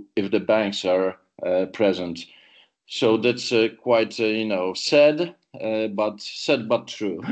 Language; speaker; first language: English; non-native, fluent; Polish